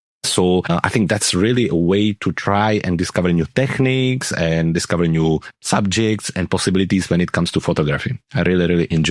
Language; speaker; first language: English; non-native, fluent; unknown